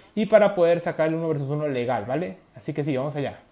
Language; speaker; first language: Spanish; native; Spanish